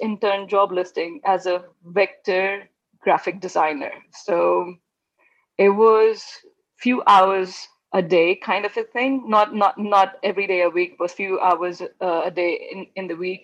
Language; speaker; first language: English; non-native, local second language; Hindi